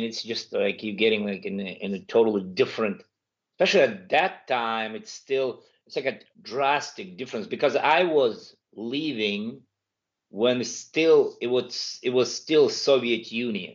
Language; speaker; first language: English; non-native, fluent; Ukrainian